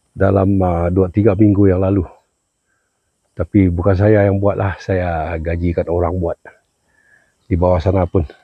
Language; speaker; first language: Malay; non-native, local second language; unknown